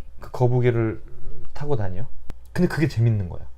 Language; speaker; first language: Korean; native; Korean